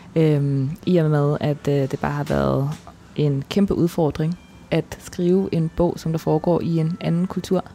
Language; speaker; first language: Danish; native; Danish